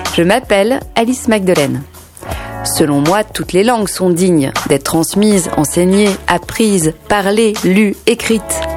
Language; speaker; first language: French; native; French